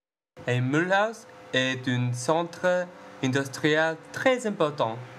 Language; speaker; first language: French; non-native, learner; English